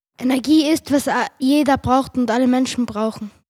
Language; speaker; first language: German; early bilingual, other home language; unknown